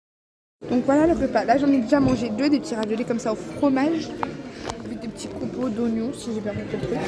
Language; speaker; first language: French; native; French